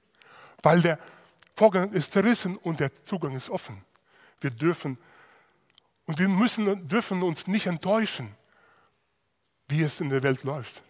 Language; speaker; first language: German; non-native, fluent; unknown